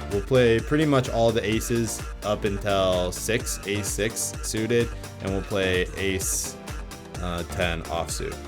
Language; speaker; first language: English; native; English